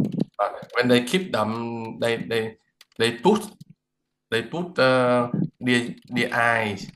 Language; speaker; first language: English; non-native, learner; Vietnamese